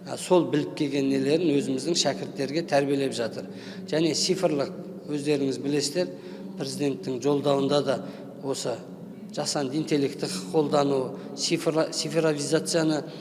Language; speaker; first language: Kazakh; native; Kazakh